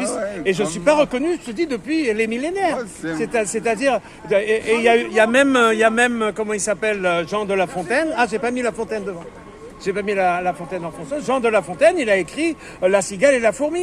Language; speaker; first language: French; native; French